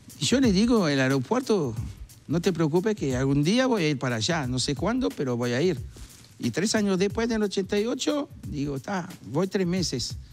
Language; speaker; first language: Spanish; non-native, fluent; French